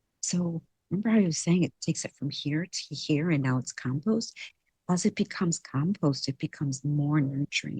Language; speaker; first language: English; native; English